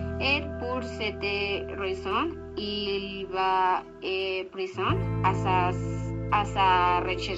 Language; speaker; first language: French; non-native, learner; Spanish